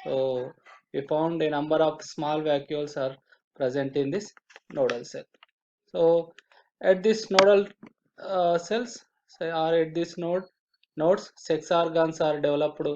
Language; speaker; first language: English; non-native, local second language; Telugu